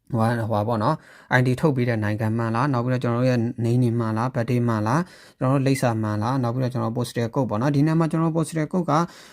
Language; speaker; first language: Burmese; native; Burmese